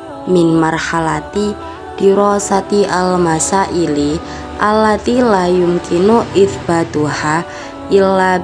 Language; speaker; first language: Arabic; non-native, learner; Indonesian